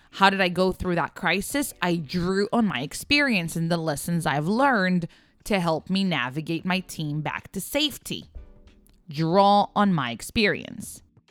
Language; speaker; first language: English; non-native, fluent; Hebrew